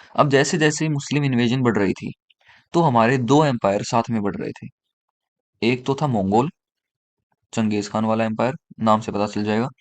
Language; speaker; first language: Hindi; native; Hindi